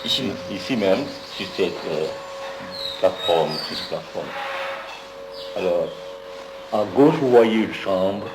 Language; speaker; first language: French; non-native, fluent; Bangla